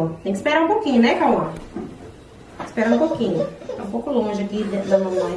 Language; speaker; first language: Portuguese; native; Portuguese